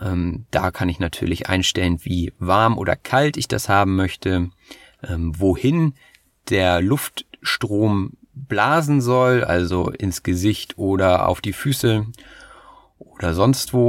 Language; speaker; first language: German; native; German